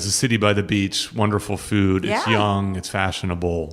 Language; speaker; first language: English; native; English